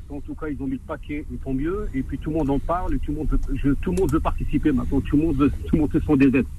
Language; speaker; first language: French; native; French